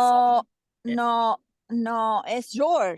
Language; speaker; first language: French; non-native, learner; English